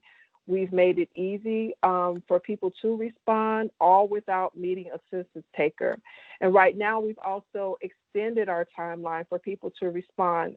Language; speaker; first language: English; native; English